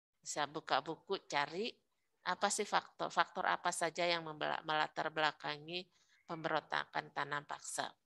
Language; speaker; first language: Indonesian; native; Indonesian